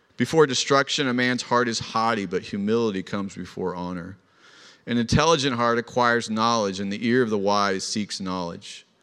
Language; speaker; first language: English; native; English